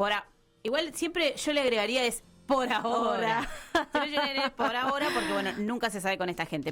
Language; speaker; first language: Spanish; native; Spanish